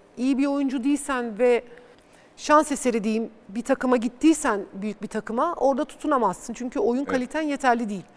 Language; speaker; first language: Turkish; early bilingual, other home language; Bulgarian